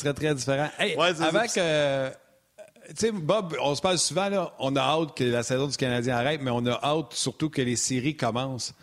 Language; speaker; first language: French; native; French